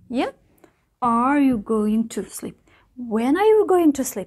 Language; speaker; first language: English; non-native, fluent; Kazakh